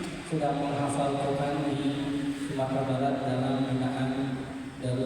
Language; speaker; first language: Indonesian; native; Indonesian